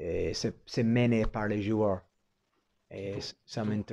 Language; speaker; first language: French; non-native, fluent; English